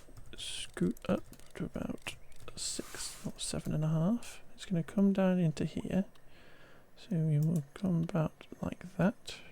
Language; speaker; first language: English; native; English